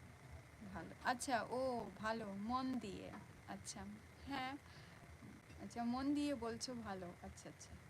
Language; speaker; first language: Bangla; non-native, local second language; Santali